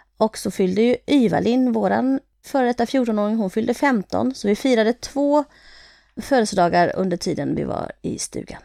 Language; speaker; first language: Swedish; early bilingual, other home language; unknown